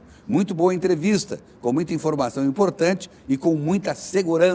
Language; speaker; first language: Portuguese; native; Portuguese